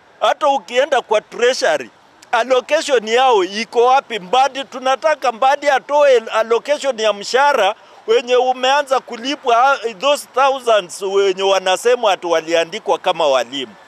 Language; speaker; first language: Swahili; non-native, local second language; Luo (Kenya and Tanzania)